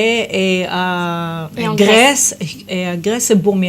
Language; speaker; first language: French; non-native, fluent; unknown